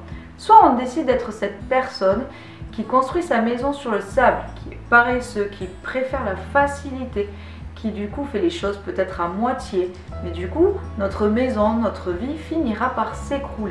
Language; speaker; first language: French; native; French